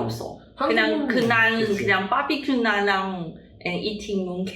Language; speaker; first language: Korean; non-native, learner; Chinese